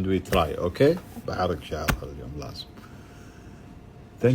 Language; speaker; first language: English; non-native, learner; Arabic